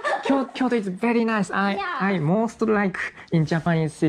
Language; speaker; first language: English; non-native, learner; Japanese